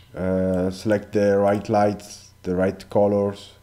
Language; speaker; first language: English; non-native, learner; Italian